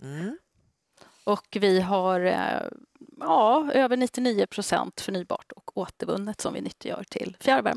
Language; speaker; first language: Swedish; native; Swedish